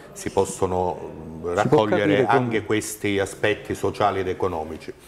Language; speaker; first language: Italian; native; Italian